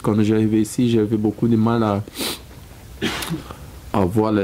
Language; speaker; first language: French; non-native, fluent; Portuguese